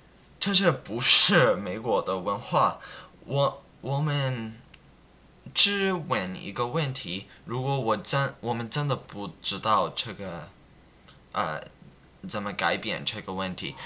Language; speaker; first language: Chinese; non-native, learner; English